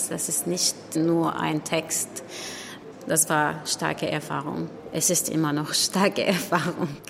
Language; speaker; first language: German; non-native, learner; Arabic